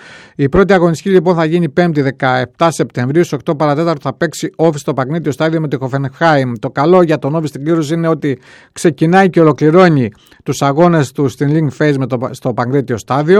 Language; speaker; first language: Greek; native; Greek